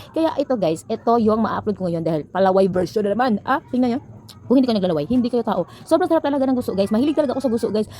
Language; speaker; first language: Filipino; non-native, local second language; Cebuano